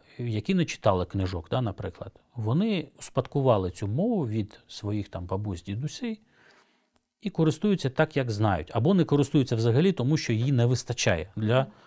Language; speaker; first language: Ukrainian; non-native, local second language; Crimean Tatar